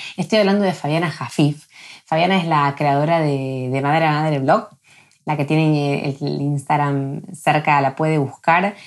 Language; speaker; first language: Spanish; native; Spanish